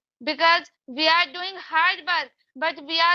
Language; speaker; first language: English; non-native, learner; Hindi